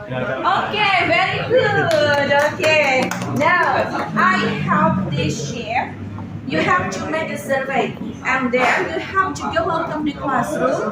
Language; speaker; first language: English; non-native, fluent; Indonesian